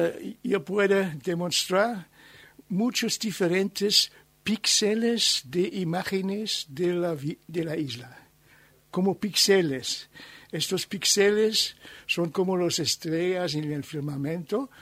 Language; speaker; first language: Spanish; non-native, learner; German